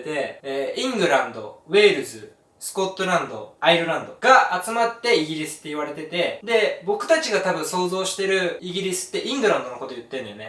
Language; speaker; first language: Japanese; native; Japanese